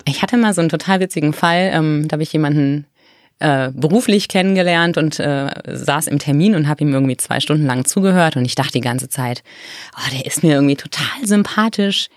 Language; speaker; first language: German; native; German